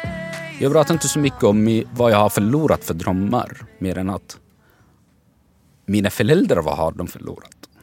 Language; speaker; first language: Swedish; non-native, fluent; Arabic